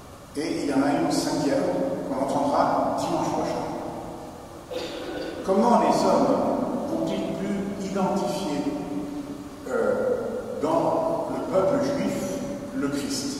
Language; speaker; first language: French; native; French